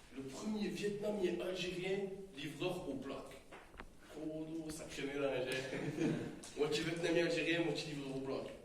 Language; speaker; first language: French; native; French